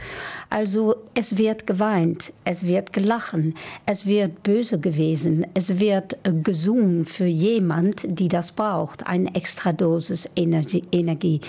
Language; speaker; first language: German; non-native, fluent; Dutch